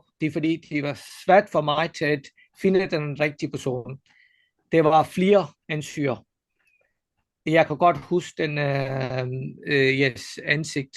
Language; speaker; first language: Danish; non-native, fluent; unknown